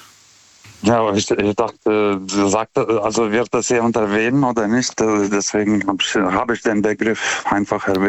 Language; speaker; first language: German; non-native, fluent; Lithuanian